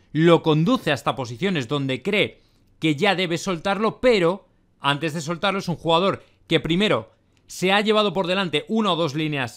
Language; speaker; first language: Spanish; native; Spanish